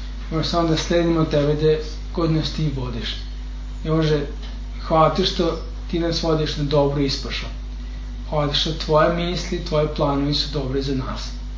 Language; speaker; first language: Serbian; non-native, fluent; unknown